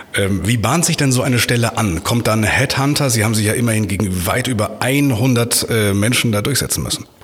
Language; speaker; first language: German; native; German